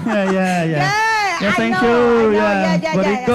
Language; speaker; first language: English; non-native, learner; Khmer